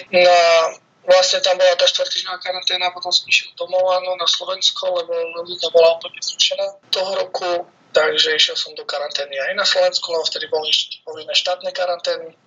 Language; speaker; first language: Slovak; native; Slovak